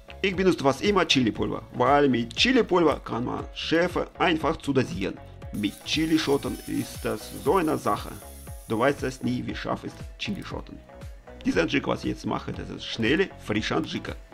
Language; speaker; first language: German; non-native, learner; Russian